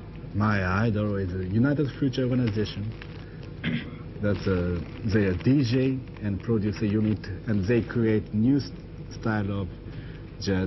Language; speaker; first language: English; non-native, learner; Japanese